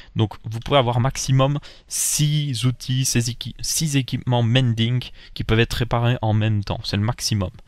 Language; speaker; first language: French; native; French